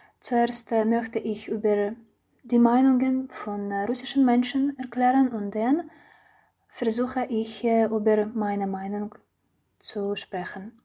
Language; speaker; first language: German; non-native, fluent; Russian